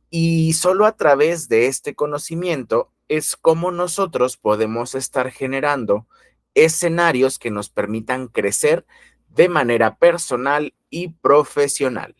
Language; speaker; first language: Spanish; native; Spanish